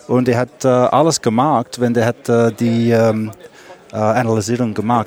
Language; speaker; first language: German; non-native, learner; English